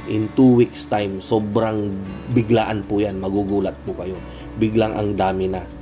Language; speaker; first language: Filipino; non-native, local second language; Pangasinan